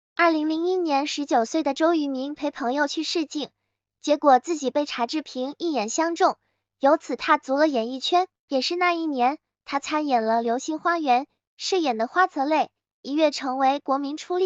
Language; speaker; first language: Chinese; native; Chinese